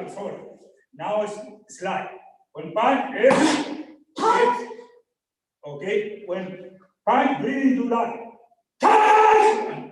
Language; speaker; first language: English; non-native, learner; Spanish